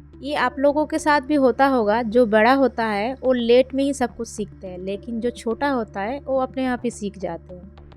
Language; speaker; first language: Hindi; non-native, local second language; Bangla